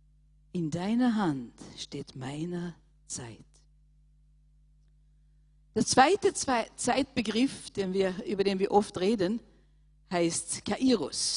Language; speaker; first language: German; non-native, fluent; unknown